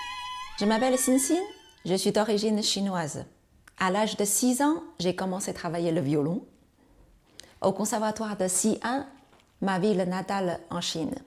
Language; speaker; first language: French; non-native, fluent; Chinese